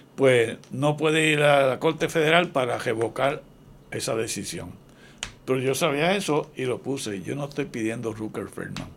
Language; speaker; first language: Spanish; native; Spanish